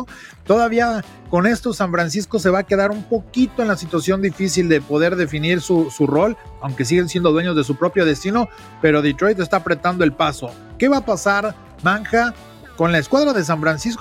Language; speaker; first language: Spanish; native; Spanish